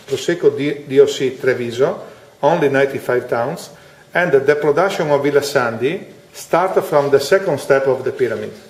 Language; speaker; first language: English; non-native, fluent; Italian